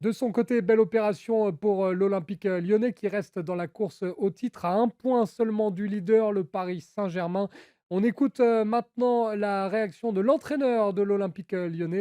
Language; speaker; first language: French; native; French